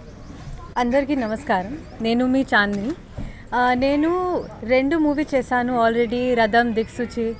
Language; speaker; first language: Telugu; non-native, learner; Hindi